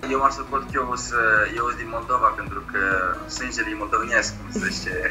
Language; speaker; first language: Romanian; early bilingual, heritage; Romanian